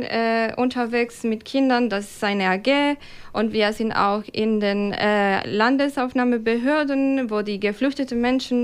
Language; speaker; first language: German; non-native, fluent; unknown